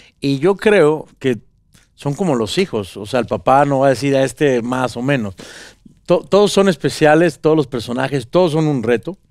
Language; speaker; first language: Spanish; native; Spanish